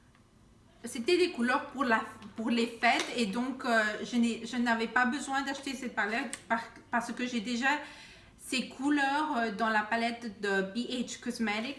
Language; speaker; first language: French; non-native, fluent; Spanish